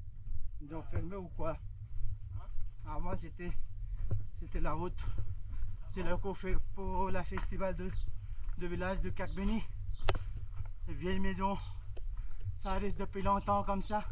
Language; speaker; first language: French; non-native, fluent; Nepali